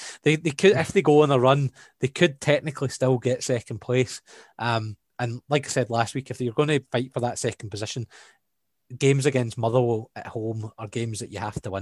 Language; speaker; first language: English; native; English